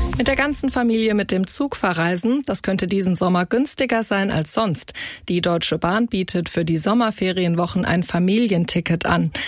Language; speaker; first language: German; native; German